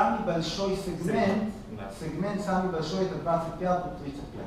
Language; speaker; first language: Russian; non-native, learner; Hebrew